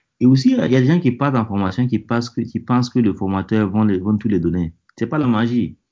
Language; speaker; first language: French; non-native, local second language; Mossi